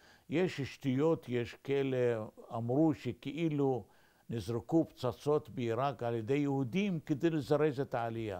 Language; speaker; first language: Hebrew; non-native, fluent; Arabic